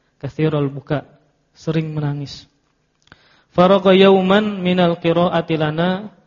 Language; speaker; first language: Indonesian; native; Indonesian